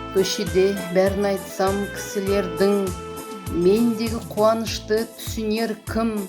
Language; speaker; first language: Kazakh; non-native, local second language; Uyghur